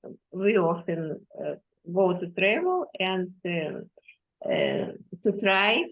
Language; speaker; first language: English; non-native, learner; Russian